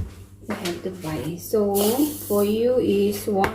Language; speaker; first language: English; non-native, local second language; Filipino